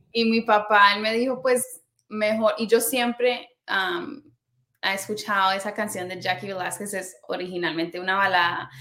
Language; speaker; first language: Spanish; early bilingual, heritage; Spanish